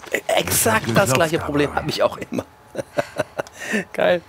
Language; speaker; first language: German; native; German